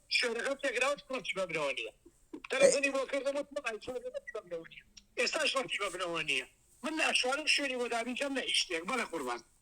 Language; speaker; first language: Central Kurdish; native; Central Kurdish